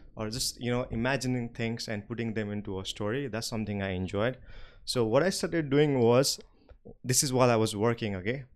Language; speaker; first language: English; non-native, local second language; Nepali